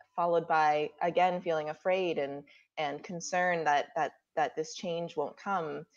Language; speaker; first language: English; native; English